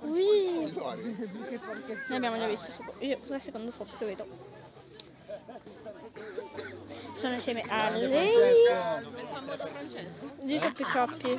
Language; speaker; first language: Italian; native; Italian